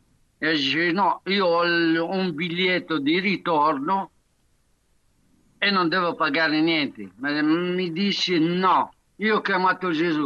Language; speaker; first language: Italian; non-native, fluent; Arabic